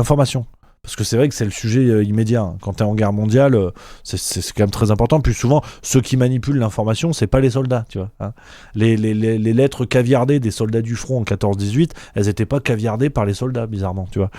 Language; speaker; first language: French; native; French